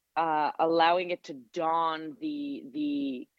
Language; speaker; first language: English; non-native, fluent; Hebrew